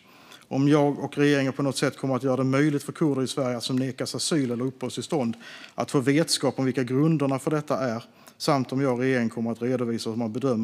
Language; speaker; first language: Swedish; native; Swedish